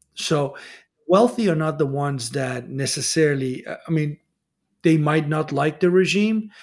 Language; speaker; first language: English; non-native, fluent; Persian